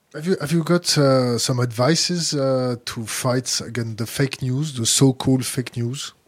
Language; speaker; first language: English; non-native, learner; French